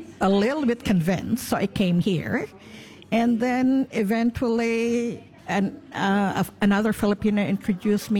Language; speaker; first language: English; non-native, local second language; Cebuano